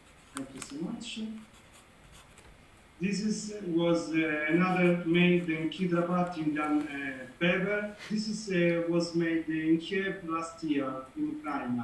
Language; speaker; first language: English; non-native, learner; Italian